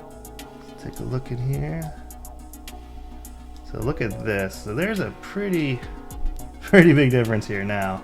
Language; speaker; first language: English; native; English